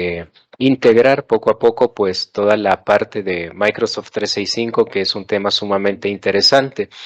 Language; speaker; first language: Spanish; native; Spanish